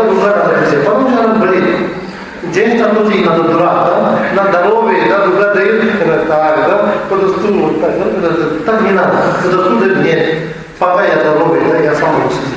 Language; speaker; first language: Russian; non-native, learner; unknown